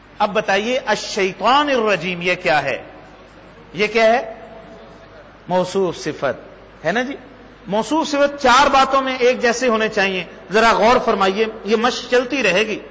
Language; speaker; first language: Urdu; native; Urdu